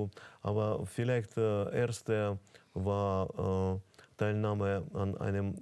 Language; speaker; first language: German; non-native, fluent; Russian